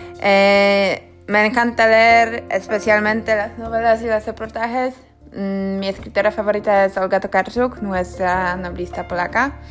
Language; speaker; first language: Spanish; non-native, learner; Polish